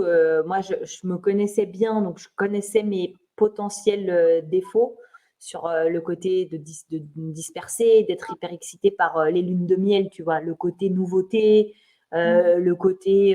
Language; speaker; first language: French; native; French